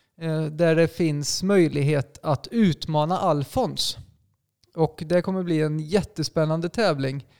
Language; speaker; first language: Swedish; native; Swedish